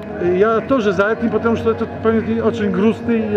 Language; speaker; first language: Russian; non-native, learner; Polish